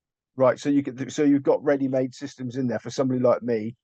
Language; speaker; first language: English; native; English